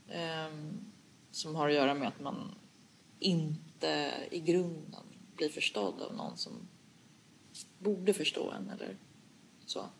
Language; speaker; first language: Swedish; early bilingual, other home language; Persian